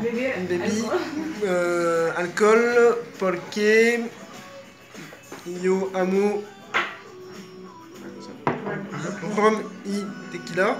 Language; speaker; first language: Spanish; non-native, learner; French